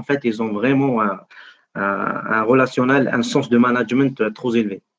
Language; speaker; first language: French; non-native, local second language; Arabic